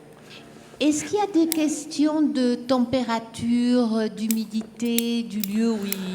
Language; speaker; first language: French; native; French